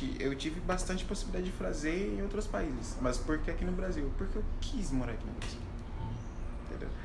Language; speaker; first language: Portuguese; non-native, fluent; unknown